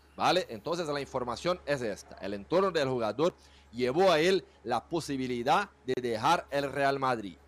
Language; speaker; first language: Spanish; non-native, fluent; Portuguese